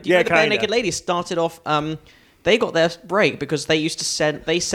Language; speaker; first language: English; native; English